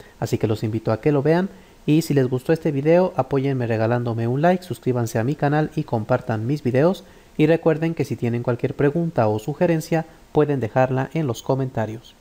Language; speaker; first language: Spanish; native; Spanish